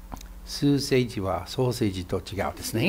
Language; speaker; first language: Japanese; non-native, fluent; English